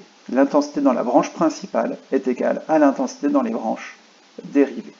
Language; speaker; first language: French; native; French